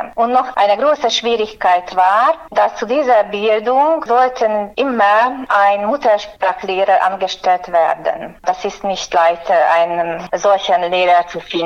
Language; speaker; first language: German; non-native, fluent; Hungarian